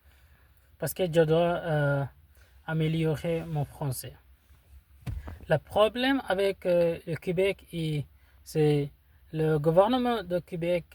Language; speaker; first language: French; non-native, learner; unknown